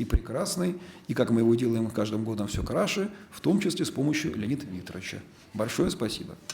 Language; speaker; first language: Russian; native; Russian